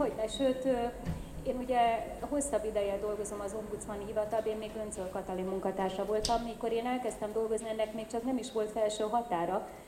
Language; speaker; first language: Hungarian; native; Hungarian